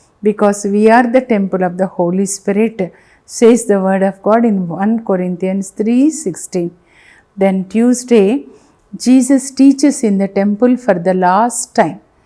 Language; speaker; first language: English; non-native, local second language; Telugu